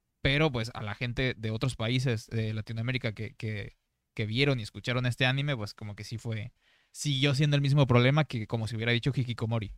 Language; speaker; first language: Spanish; native; Spanish